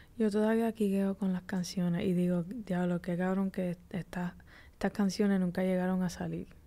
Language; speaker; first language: Spanish; early bilingual, heritage; Spanish